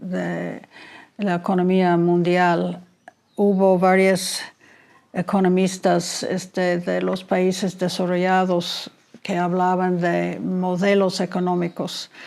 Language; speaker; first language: Spanish; non-native, fluent; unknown